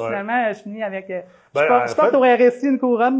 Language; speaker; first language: French; native; French